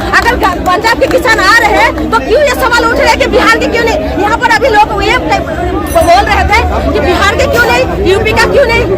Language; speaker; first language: Hindi; non-native, local second language; Manipuri